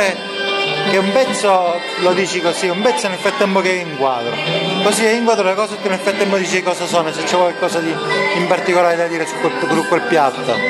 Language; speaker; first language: Italian; native; Italian